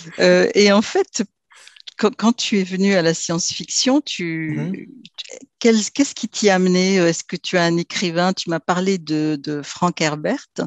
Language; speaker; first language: French; non-native, local second language; Arabic